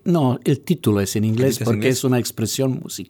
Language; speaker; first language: Spanish; non-native, fluent; Serbian